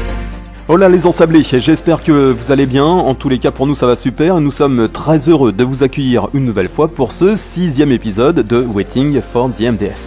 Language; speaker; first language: French; native; French